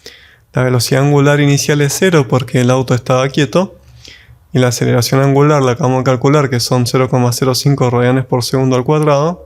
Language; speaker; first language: Spanish; native; Spanish